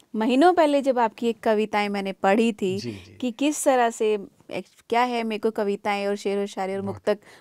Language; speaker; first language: Hindi; native; Hindi